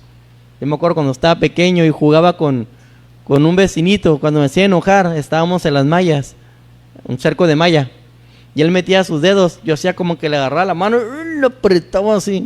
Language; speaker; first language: Spanish; native; Spanish